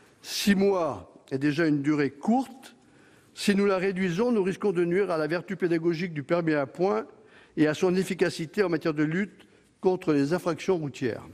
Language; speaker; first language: French; native; French